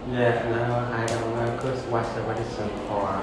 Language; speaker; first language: English; non-native, learner; Vietnamese